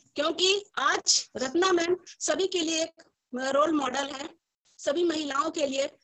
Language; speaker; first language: Hindi; native; Hindi